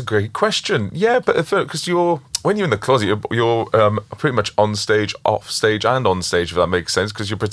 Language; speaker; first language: English; native; English